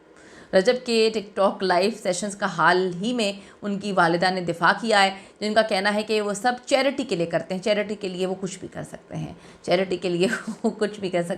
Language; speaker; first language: Urdu; native; Urdu